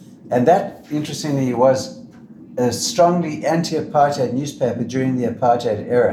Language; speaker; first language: English; native; English